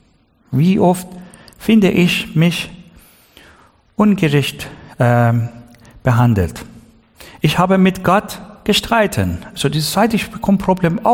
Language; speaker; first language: German; non-native, learner; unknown